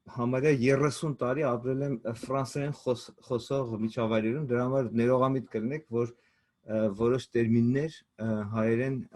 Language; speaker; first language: Armenian; native; Armenian